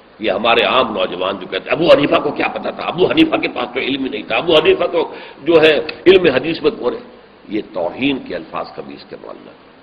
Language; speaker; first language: Urdu; native; Urdu